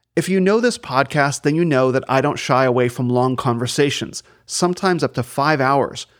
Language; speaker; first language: English; native; English